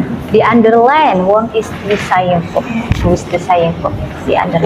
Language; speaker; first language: English; non-native, learner; Indonesian